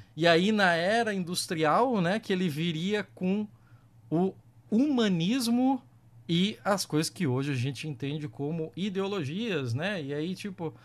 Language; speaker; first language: Portuguese; native; Portuguese